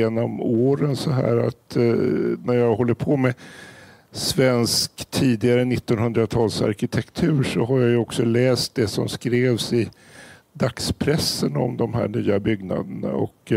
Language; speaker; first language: Swedish; native; Swedish